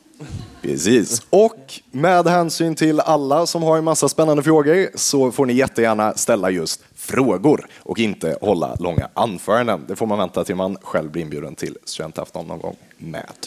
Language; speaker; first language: Swedish; native; Swedish